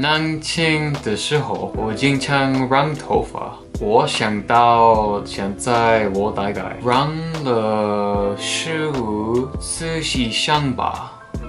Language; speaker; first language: Chinese; non-native, learner; Vietnamese